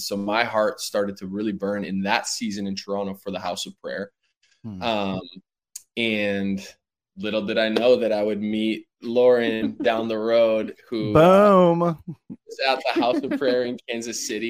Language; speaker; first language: English; native; English